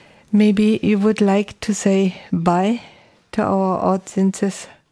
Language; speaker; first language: English; non-native, fluent; German